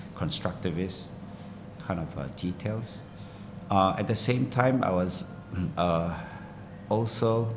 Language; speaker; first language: English; non-native, local second language; Min Nan Chinese